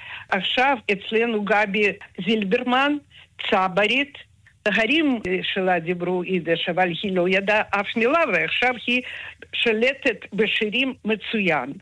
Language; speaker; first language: Hebrew; non-native, fluent; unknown